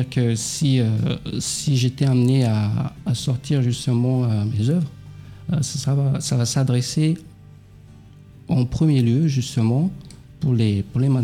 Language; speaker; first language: French; non-native, local second language; Malagasy